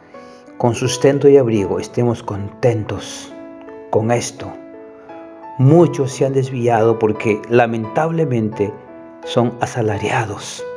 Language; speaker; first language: Spanish; native; Spanish